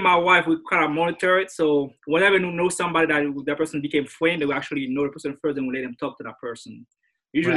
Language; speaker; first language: English; native; English